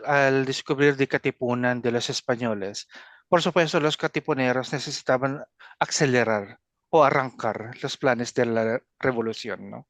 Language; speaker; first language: Spanish; non-native, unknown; Filipino